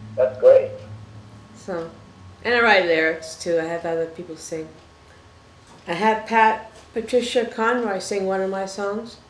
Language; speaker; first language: English; native; English